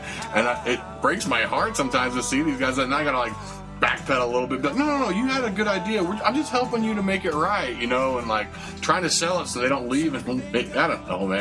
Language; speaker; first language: English; native; English